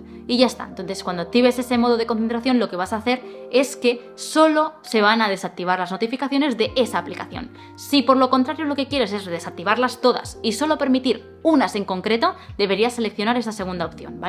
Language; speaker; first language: Spanish; native; Spanish